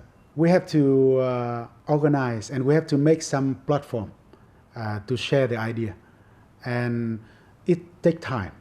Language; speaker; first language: English; non-native, fluent; Vietnamese